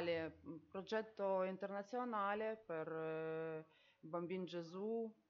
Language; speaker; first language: Italian; non-native, learner; Ukrainian